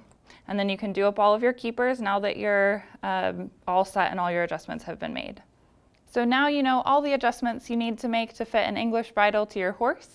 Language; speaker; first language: English; native; English